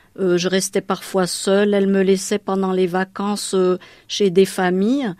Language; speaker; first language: French; non-native, local second language; Malagasy